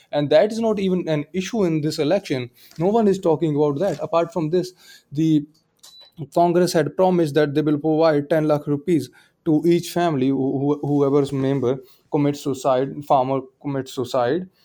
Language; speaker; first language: English; non-native, local second language; Punjabi